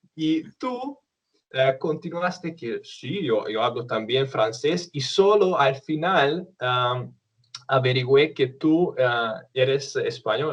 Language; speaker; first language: Spanish; non-native, fluent; Romanian